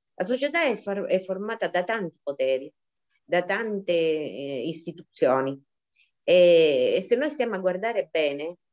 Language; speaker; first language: Italian; native; Italian